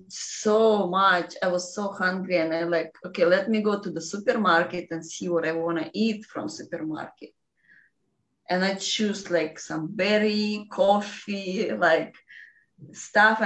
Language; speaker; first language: English; non-native, fluent; Russian